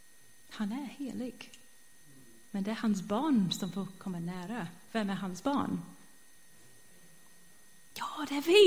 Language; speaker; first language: Swedish; non-native, fluent; English